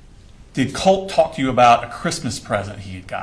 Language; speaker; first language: English; native; English